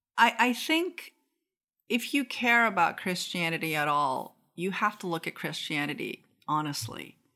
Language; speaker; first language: English; non-native, fluent; Korean